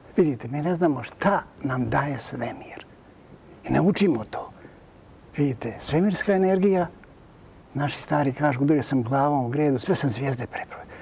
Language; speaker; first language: Serbian; native; Serbian